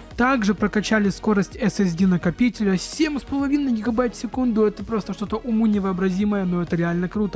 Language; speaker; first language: Russian; native; Russian